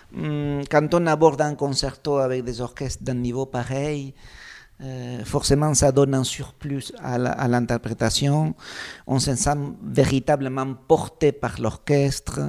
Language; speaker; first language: French; non-native, fluent; Spanish